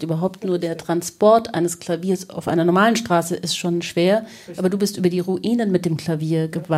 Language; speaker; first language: German; native; German